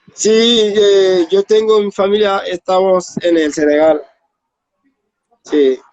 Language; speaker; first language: Spanish; non-native, learner; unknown